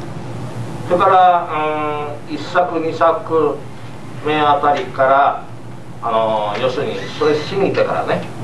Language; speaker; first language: Japanese; native; Japanese